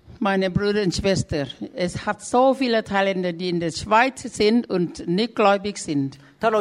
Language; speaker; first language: German; non-native, learner; Thai